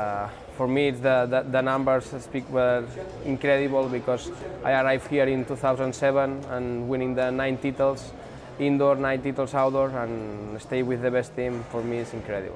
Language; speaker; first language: English; non-native, learner; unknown